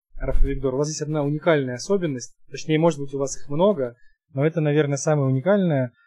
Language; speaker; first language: Russian; native; Russian